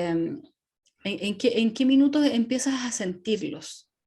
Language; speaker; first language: Spanish; native; Spanish